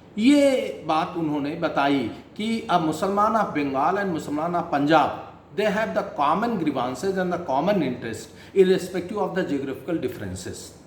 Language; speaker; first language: Hindi; native; Hindi